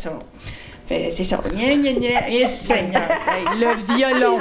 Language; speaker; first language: French; native; French